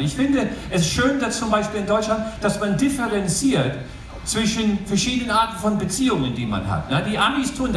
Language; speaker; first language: German; non-native, fluent; English